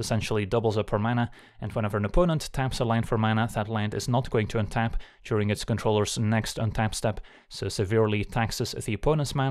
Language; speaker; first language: English; native; English